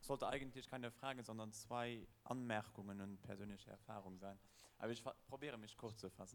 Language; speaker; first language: German; non-native, local second language; Luxembourgish